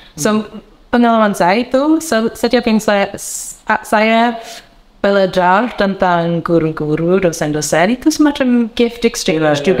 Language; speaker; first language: Indonesian; non-native, learner; English